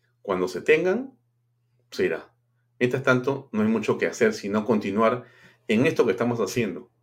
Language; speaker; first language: Spanish; native; Spanish